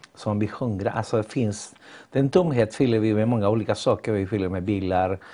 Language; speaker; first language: Swedish; non-native, fluent; Spanish